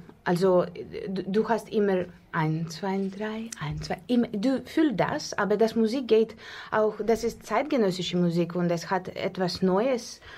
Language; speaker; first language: German; non-native, learner; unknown